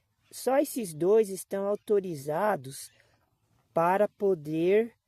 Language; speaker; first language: Portuguese; native; Portuguese